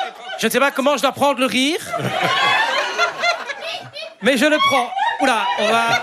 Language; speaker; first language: French; native; French